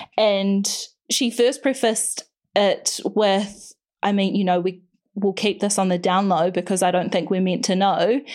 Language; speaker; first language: English; native; English